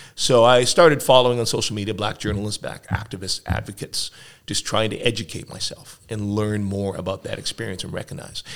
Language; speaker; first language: English; native; English